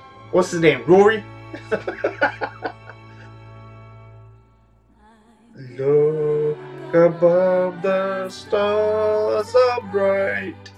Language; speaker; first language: English; native; English